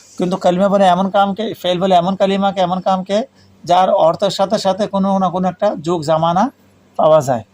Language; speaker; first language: Bangla; non-native, fluent; Urdu